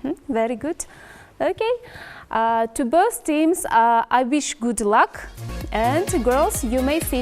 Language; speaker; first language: English; non-native, fluent; Kyrgyz